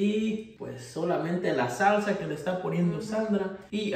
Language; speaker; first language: Spanish; native; Spanish